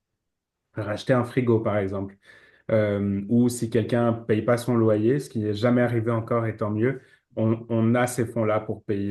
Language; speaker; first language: French; native; French